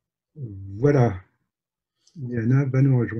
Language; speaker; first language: French; native; French